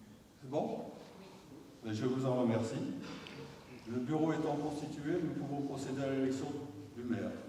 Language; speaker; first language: French; native; French